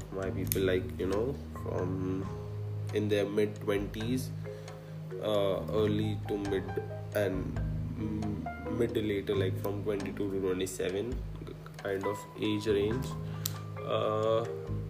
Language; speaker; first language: English; non-native, local second language; Hindi